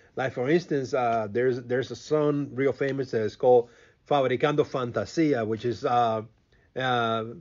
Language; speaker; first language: English; non-native, fluent; Spanish